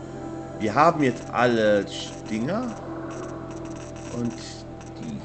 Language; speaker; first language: German; native; German